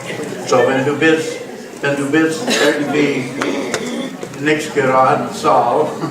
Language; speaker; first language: German; non-native, learner; English